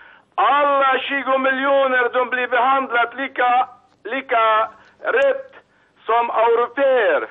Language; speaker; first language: Swedish; non-native, fluent; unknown